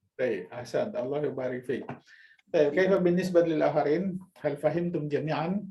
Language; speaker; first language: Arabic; non-native, fluent; Indonesian